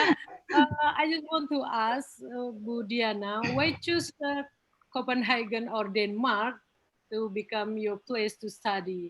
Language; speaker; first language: English; non-native, learner; Indonesian